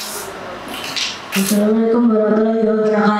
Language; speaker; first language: Indonesian; native; Indonesian